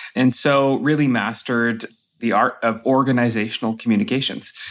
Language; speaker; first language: English; native; English